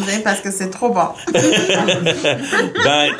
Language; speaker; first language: French; non-native, fluent; German